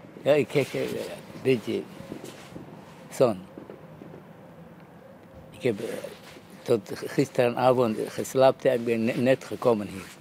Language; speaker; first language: Dutch; non-native, learner; Somali